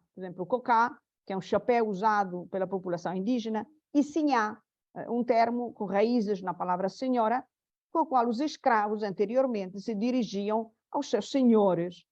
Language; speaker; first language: Portuguese; non-native, fluent; Italian